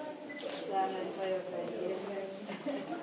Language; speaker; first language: Hungarian; native; Hungarian